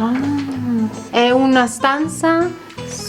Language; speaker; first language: Italian; non-native, learner; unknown